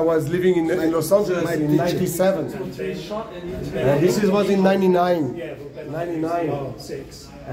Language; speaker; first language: English; non-native, fluent; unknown